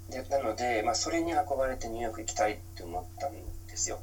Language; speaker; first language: Japanese; native; Japanese